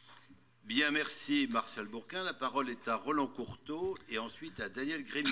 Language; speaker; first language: French; native; French